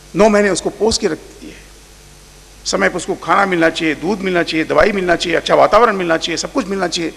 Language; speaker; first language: Hindi; non-native, local second language; Marathi